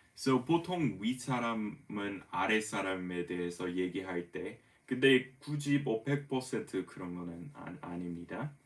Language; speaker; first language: Korean; non-native, fluent; English